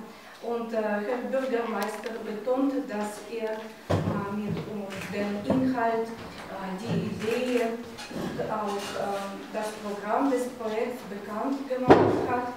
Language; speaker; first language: German; non-native, fluent; Russian